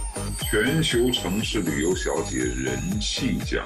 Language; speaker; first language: Chinese; native; Chinese